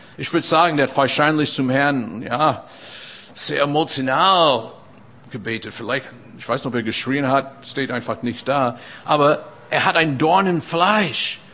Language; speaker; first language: German; non-native, fluent; English